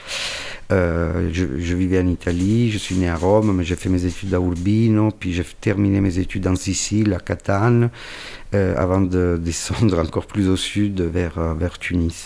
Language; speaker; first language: French; non-native, fluent; Italian